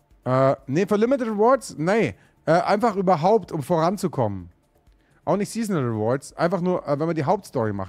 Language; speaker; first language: German; native; German